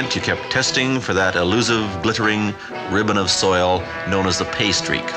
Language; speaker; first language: English; native; English